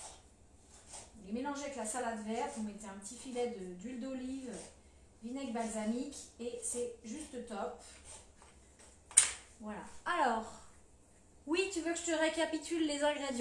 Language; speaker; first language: French; native; French